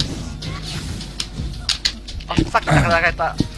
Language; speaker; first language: Japanese; non-native, learner; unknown